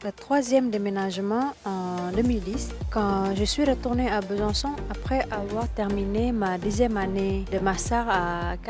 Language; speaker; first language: French; non-native, fluent; Indonesian